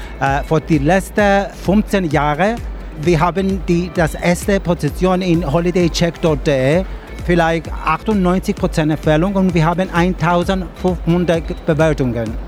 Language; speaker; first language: German; non-native, learner; Greek